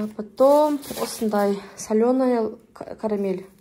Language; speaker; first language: Russian; non-native, local second language; Kazakh